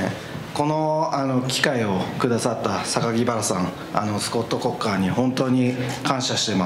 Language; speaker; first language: Japanese; native; Japanese